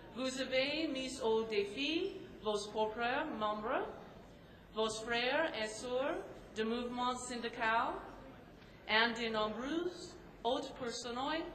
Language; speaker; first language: French; non-native, learner; English